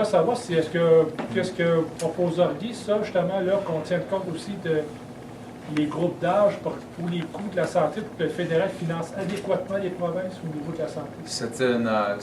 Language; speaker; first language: French; native; French